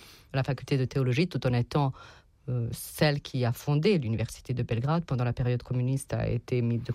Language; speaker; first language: French; non-native, fluent; Serbian